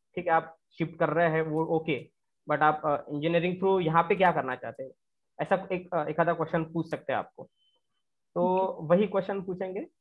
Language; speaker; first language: Hindi; non-native, local second language; Marathi